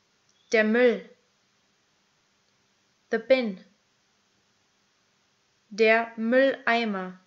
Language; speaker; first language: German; native; German